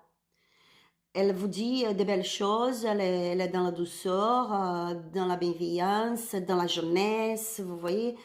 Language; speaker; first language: French; non-native, learner; Spanish